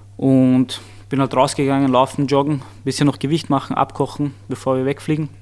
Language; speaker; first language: German; early bilingual, other home language; Armenian